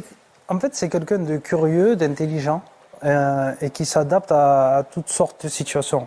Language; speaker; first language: French; native; French